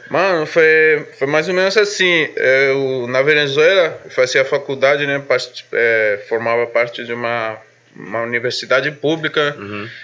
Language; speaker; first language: Portuguese; non-native, fluent; Spanish